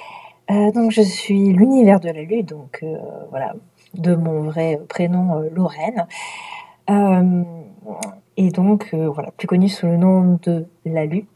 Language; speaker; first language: French; native; French